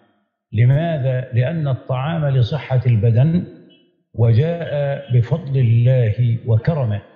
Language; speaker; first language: Arabic; native; Arabic